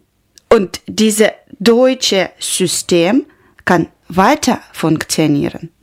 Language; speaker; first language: German; non-native, learner; Ukrainian